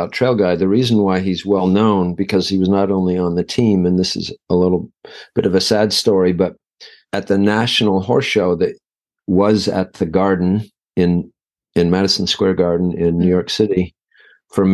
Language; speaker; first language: English; native; English